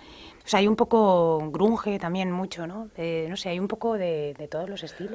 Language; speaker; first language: Spanish; native; Spanish